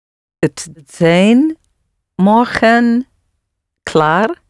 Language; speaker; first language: Dutch; non-native, learner; English